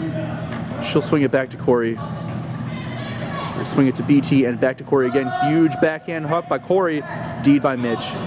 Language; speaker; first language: English; native; English